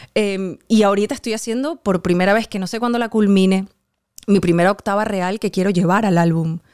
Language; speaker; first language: Spanish; native; Spanish